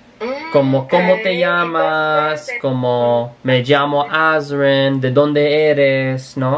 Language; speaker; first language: Spanish; non-native, learner; English